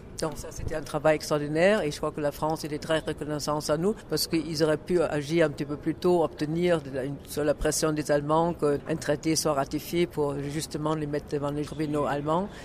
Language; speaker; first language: French; non-native, fluent; German